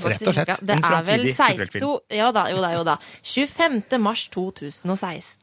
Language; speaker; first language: Norwegian; native; Norwegian